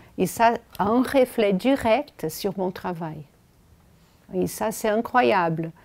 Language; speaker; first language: French; non-native, fluent; Portuguese